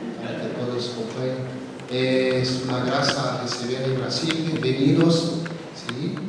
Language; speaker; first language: Spanish; non-native, learner; Portuguese